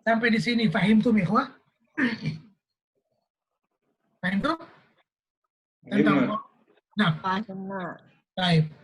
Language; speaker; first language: Indonesian; native; Indonesian